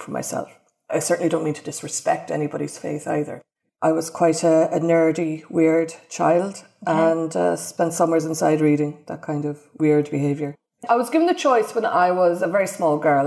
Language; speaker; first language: English; native; English